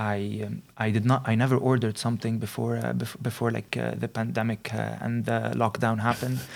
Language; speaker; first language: English; non-native, fluent; Arabic